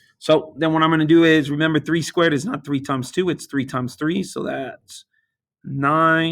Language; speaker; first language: English; native; English